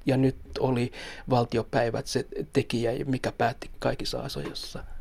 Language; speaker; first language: Finnish; non-native, local second language; Swedish